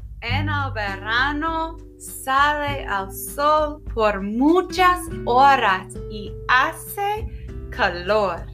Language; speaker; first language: Spanish; non-native, fluent; English